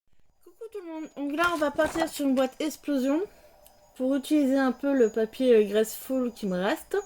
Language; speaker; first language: French; native; French